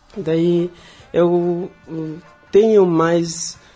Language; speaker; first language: Portuguese; non-native, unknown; Haitian Creole